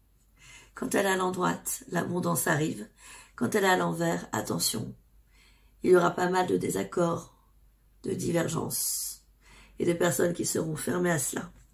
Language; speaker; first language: French; native; French